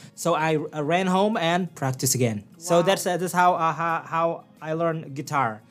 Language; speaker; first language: English; non-native, fluent; Indonesian